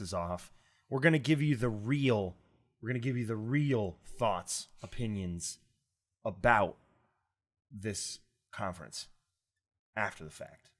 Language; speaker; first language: English; native; English